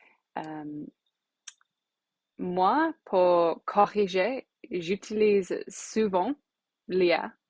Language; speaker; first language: French; non-native, learner; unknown